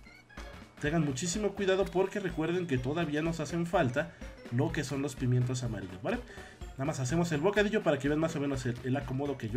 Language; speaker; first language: Spanish; native; Spanish